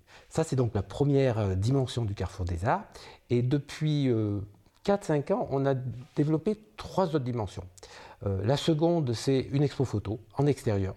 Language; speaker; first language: French; native; French